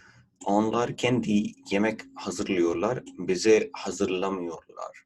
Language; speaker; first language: Turkish; non-native, fluent; Urdu